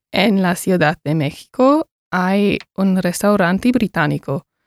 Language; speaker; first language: Spanish; non-native, learner; English